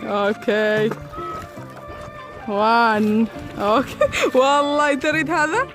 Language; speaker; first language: Arabic; non-native, learner; Malayalam